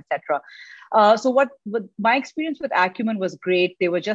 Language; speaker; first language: English; non-native, local second language; Urdu